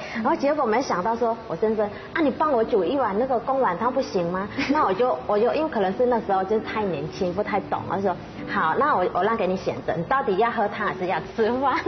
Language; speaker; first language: Chinese; non-native, fluent; Khmer